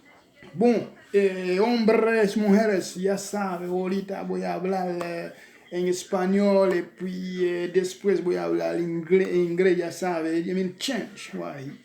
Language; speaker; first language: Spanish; non-native, learner; Haitian Creole